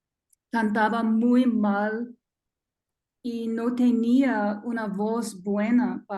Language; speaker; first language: Spanish; non-native, learner; English